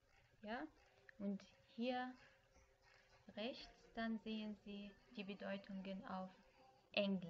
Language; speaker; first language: German; non-native, fluent; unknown